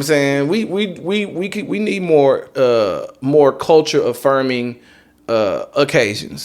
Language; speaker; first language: English; native; English